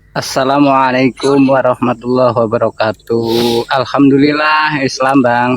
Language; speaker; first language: Indonesian; non-native, local second language; Javanese